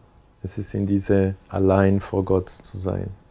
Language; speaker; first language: German; non-native, local second language; French